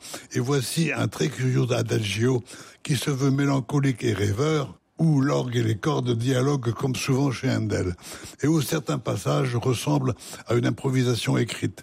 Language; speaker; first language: French; native; French